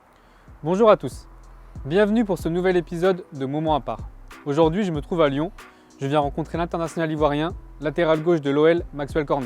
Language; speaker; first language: French; native; French